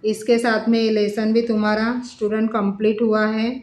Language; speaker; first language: Hindi; non-native, local second language; Marathi